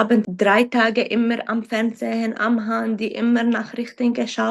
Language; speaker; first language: German; non-native, learner; Arabic